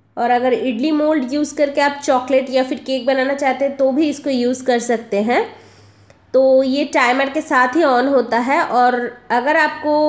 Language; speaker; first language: Hindi; non-native, local second language; Bangla